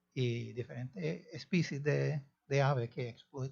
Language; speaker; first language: Spanish; non-native, fluent; English